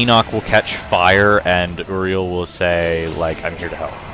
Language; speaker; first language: English; native; English